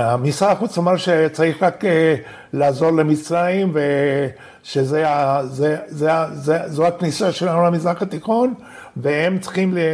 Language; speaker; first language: Hebrew; non-native, fluent; Spanish